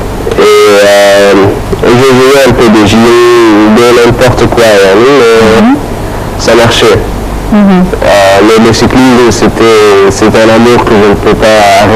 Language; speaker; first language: French; non-native, fluent; Arabic